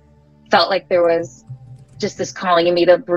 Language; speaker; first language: English; native; English